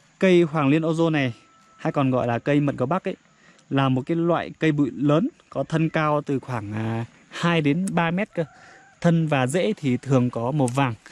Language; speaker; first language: Vietnamese; non-native, local second language; Iu Mien